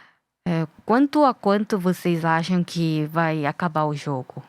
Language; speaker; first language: Portuguese; non-native, learner; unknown